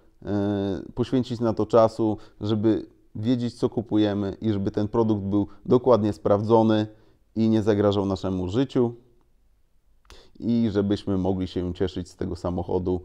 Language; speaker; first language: Polish; native; Polish